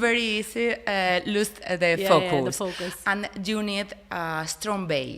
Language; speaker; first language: English; non-native, learner; Spanish